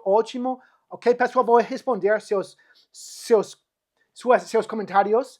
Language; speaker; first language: Portuguese; non-native, fluent; English